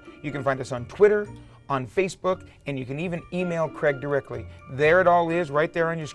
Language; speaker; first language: English; native; English